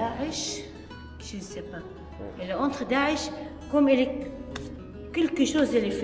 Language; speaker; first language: French; non-native, learner; Arabic